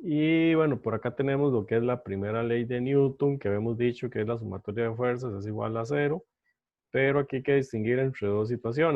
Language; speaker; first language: Spanish; native; Spanish